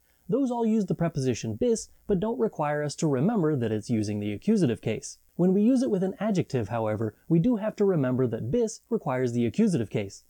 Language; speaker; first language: English; native; English